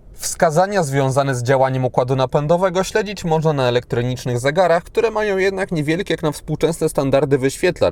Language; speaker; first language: Polish; native; Polish